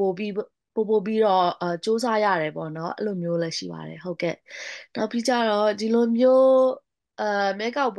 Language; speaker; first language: Burmese; non-native, local second language; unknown